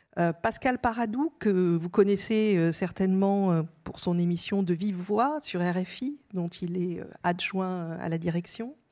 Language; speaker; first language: French; native; French